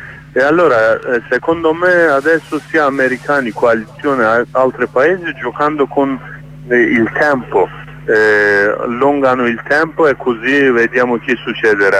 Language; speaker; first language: Italian; non-native, learner; Kurdish